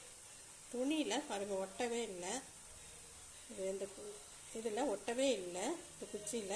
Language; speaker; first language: Tamil; native; Tamil